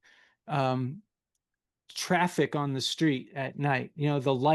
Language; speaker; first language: English; native; English